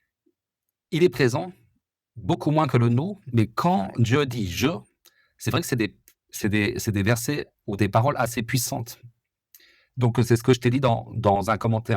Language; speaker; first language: French; native; French